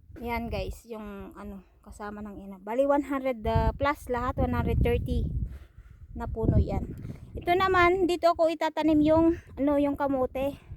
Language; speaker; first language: Filipino; non-native, local second language; Iloko